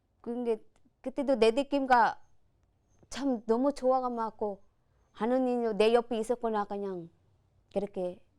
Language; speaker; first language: Korean; non-native, learner; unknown